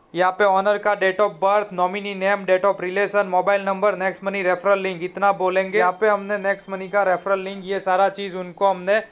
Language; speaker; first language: Hindi; non-native, local second language; Gujarati